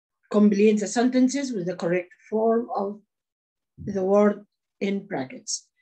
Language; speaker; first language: English; non-native, fluent; Arabic